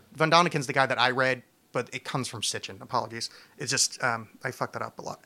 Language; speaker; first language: English; native; English